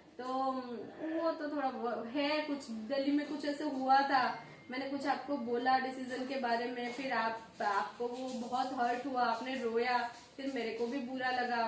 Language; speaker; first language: Hindi; non-native, local second language; Odia